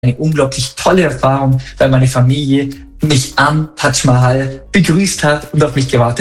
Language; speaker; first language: German; native; German